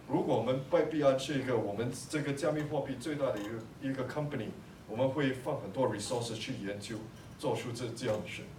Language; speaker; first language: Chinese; non-native, local second language; English